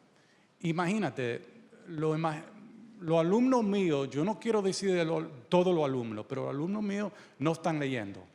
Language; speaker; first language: Spanish; early bilingual, heritage; Spanish